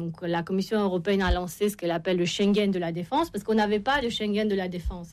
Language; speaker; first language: French; non-native, fluent; Romanian